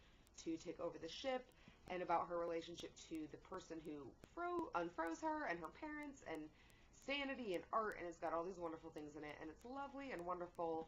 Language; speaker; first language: English; native; English